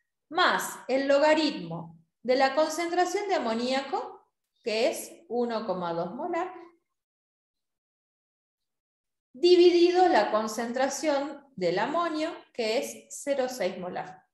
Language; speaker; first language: Spanish; native; Spanish